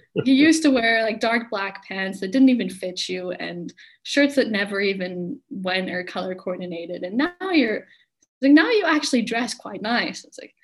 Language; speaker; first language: English; native; English